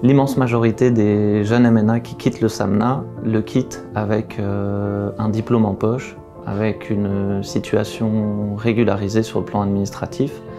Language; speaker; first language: French; native; French